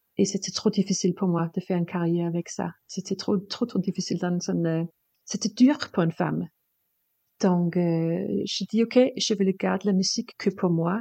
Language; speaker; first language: French; non-native, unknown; Danish